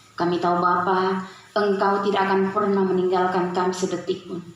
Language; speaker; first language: Indonesian; native; Indonesian